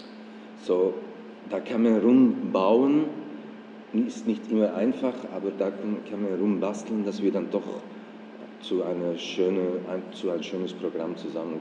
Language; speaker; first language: German; non-native, fluent; Dutch